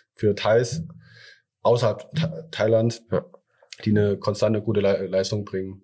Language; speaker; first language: German; early bilingual, other home language; Thai